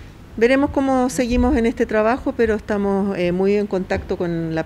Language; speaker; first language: Spanish; native; Spanish